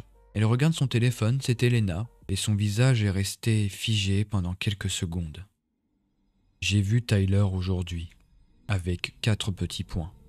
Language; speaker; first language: French; native; French